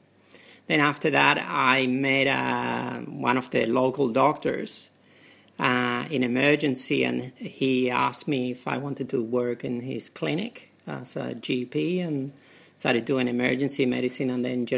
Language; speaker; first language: English; non-native, fluent; Spanish